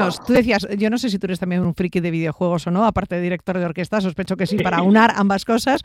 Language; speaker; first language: Spanish; native; Spanish